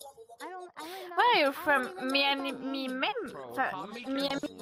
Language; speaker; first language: English; non-native, learner; French